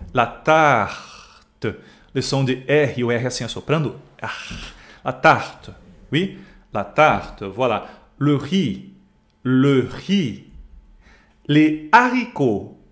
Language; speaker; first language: French; non-native, fluent; Portuguese